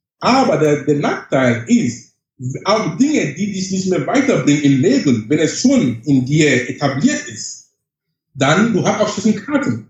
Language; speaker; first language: German; non-native, fluent; English